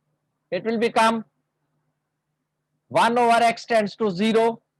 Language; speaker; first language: English; non-native, local second language; Hindi